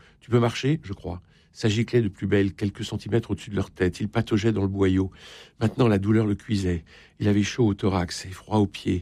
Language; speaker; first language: French; native; French